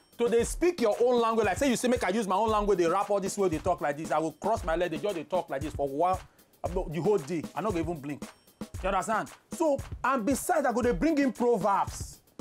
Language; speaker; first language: Nigerian Pidgin; non-native, local second language; Igbo